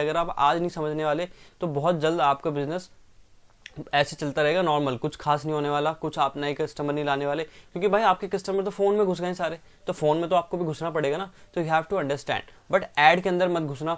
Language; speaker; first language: Hindi; native; Hindi